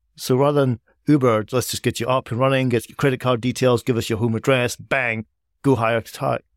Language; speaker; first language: English; native; English